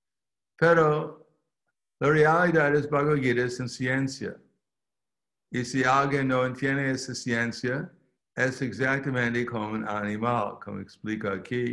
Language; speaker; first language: Spanish; non-native, fluent; English